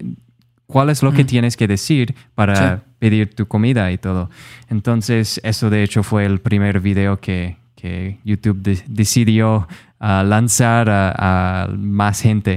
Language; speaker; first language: Spanish; non-native, fluent; English